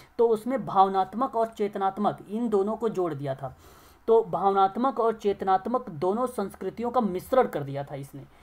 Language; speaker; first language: Hindi; native; Hindi